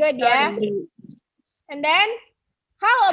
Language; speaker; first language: English; non-native, local second language; Indonesian